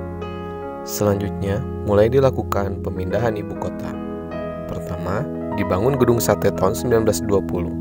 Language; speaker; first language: Indonesian; native; Indonesian